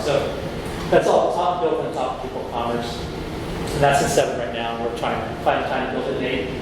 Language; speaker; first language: English; native; English